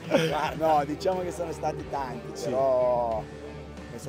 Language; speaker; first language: Italian; non-native, fluent; Portuguese